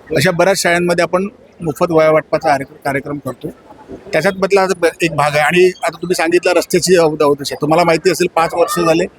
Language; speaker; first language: Marathi; native; Marathi